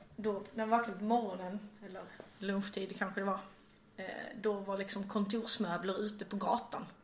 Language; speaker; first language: Swedish; native; Swedish